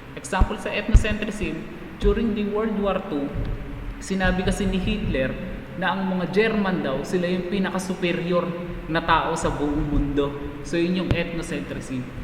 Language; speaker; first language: Filipino; native; Filipino